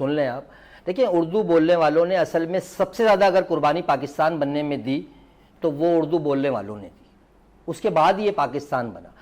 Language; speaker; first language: Urdu; native; Urdu